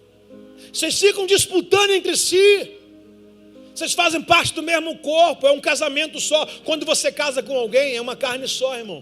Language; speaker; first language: Portuguese; native; Portuguese